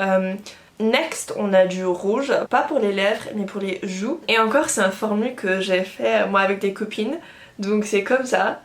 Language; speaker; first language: French; non-native, fluent; English